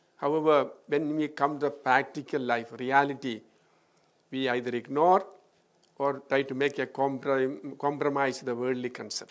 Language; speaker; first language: English; non-native, local second language; Malayalam